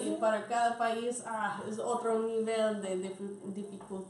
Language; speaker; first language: Spanish; non-native, fluent; English